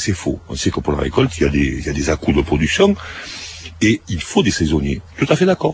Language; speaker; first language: French; native; French